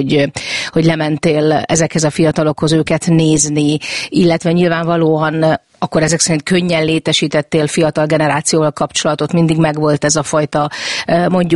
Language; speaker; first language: Hungarian; native; Hungarian